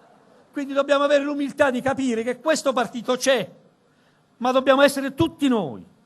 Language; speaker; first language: Italian; native; Italian